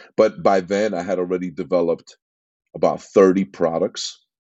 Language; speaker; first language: English; native; English